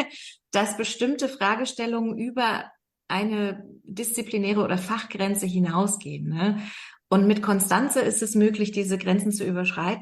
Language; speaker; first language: German; native; German